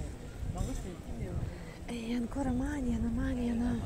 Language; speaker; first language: Italian; non-native, learner; Russian